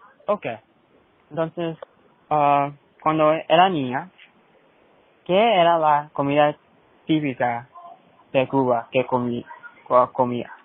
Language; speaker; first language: Spanish; early bilingual, heritage; Spanish